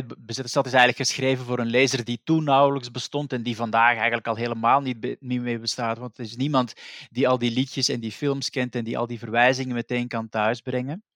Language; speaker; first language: Dutch; native; Dutch